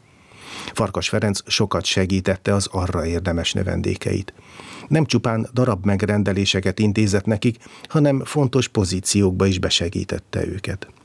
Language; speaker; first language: Hungarian; native; Hungarian